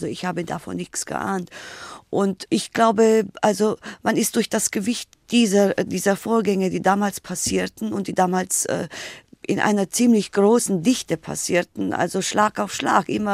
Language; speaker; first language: German; native; German